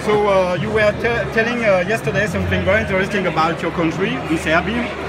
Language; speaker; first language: English; non-native, learner; French